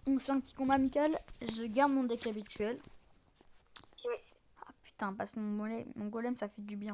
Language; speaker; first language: French; native; French